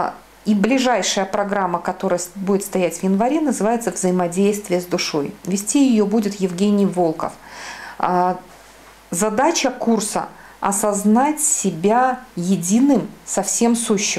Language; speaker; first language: Russian; native; Russian